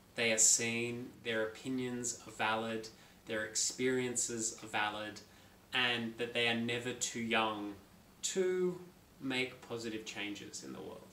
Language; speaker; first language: English; native; English